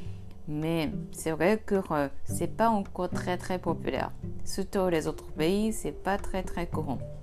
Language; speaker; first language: French; non-native, fluent; Japanese